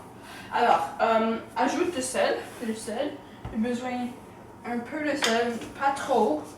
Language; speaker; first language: French; non-native, learner; English